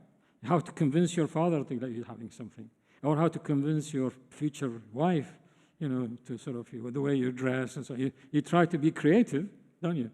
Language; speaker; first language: English; non-native, fluent; Arabic